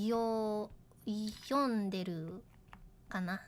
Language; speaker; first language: Japanese; non-native, learner; English